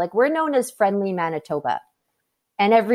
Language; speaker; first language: English; native; English